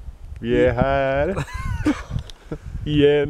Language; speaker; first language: Swedish; non-native, local second language; Finnish